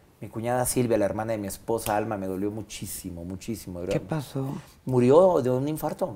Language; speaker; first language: Spanish; native; Spanish